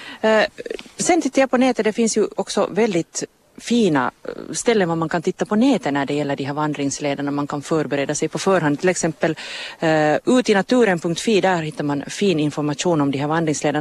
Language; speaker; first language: Swedish; native; Swedish